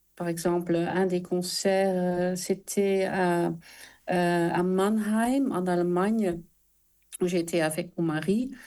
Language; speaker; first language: French; non-native, fluent; Dutch